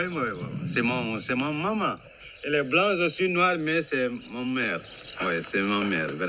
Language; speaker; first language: French; non-native, fluent; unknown